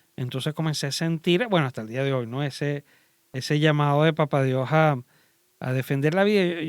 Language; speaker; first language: Spanish; native; Spanish